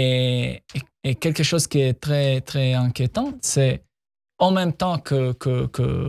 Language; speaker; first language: French; non-native, fluent; Hebrew